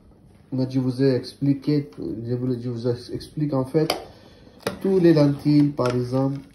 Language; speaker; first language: French; non-native, learner; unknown